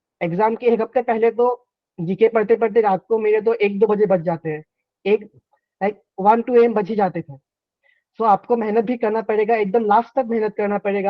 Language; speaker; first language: Hindi; non-native, local second language; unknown